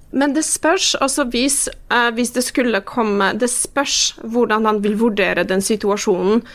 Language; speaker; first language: Norwegian; non-native, fluent; Polish